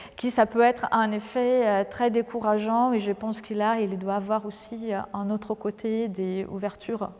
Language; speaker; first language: French; non-native, fluent; Portuguese